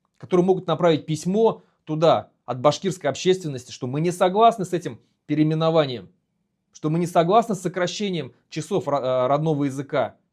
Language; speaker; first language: Russian; non-native, local second language; Bashkir